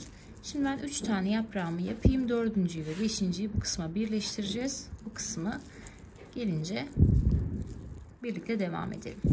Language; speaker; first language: Turkish; native; Turkish